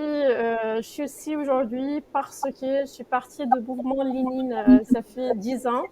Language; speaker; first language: French; non-native, fluent; Portuguese